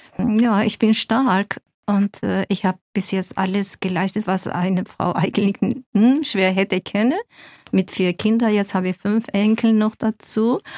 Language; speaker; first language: German; non-native, fluent; Zaza